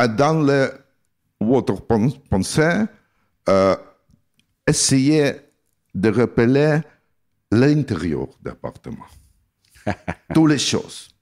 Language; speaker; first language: French; non-native, learner; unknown